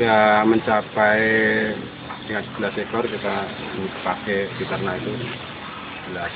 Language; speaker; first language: Indonesian; non-native, local second language; Javanese